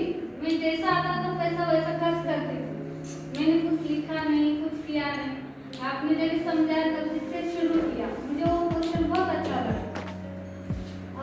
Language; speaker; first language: Hindi; non-native, local second language; Marathi